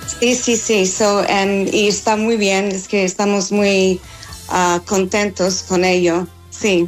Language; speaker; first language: Spanish; non-native, learner; English